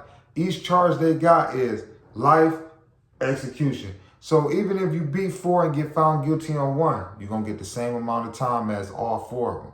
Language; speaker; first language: English; native; English